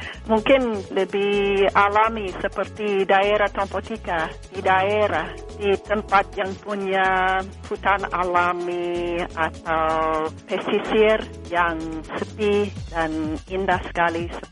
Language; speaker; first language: Indonesian; non-native, fluent; English